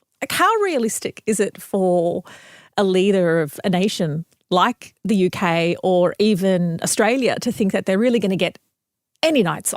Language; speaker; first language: English; native; English